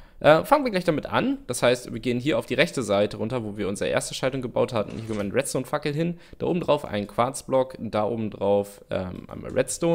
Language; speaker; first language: German; native; German